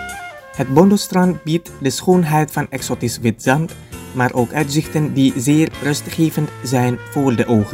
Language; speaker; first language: Dutch; non-native, fluent; Indonesian